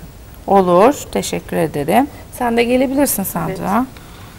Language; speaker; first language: Turkish; native; Turkish